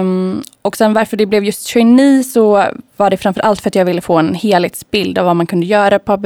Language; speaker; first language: Swedish; native; Swedish